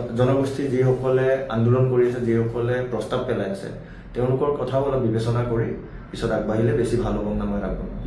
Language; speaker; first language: Assamese; non-native, local second language; Mising